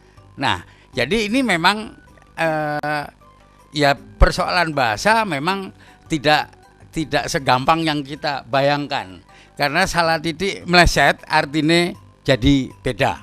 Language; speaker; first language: Indonesian; native; Indonesian